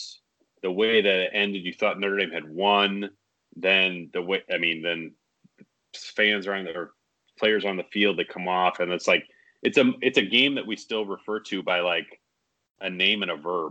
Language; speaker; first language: English; native; English